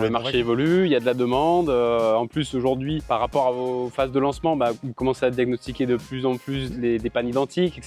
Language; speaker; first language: French; native; French